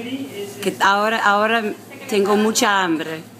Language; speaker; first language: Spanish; non-native, learner; English